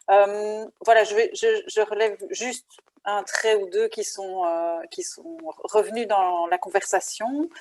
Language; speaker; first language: French; native; French